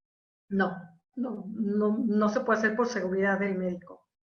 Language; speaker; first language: Spanish; native; Spanish